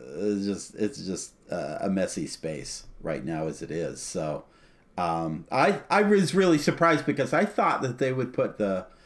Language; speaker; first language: English; native; English